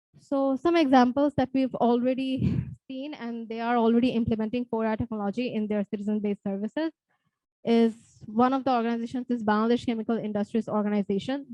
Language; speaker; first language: English; non-native, local second language; Bangla